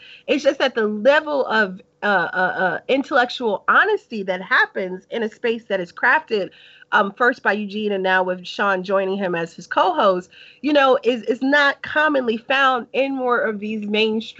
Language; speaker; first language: English; native; English